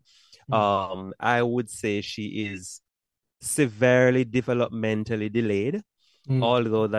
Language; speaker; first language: English; non-native, local second language; Jamaican Creole English